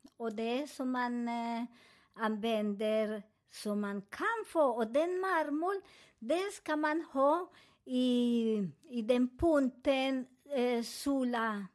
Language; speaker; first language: Swedish; non-native, learner; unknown